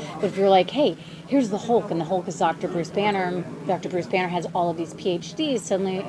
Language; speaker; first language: English; early bilingual, other home language; Ukrainian